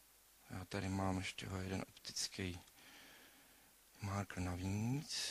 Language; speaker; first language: Czech; native; Czech